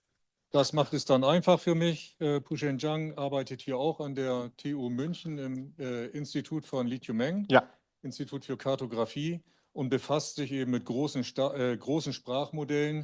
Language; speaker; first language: German; native; German